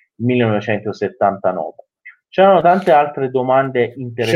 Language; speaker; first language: Italian; non-native, fluent; Persian